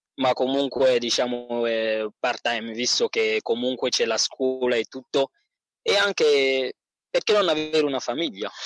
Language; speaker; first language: Italian; non-native, fluent; French